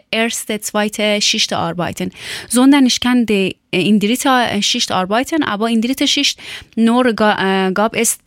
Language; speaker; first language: German; non-native, learner; Persian